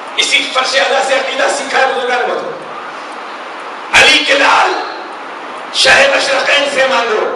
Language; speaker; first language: Urdu; native; Urdu